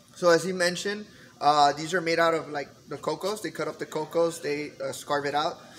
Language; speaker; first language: English; early bilingual, other home language; Spanish